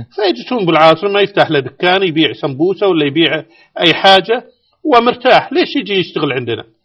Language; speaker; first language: Arabic; native; Arabic